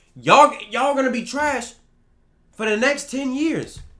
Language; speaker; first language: English; native; English